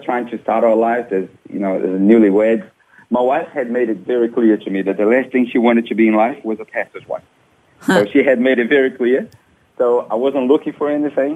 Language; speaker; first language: English; non-native, fluent; Portuguese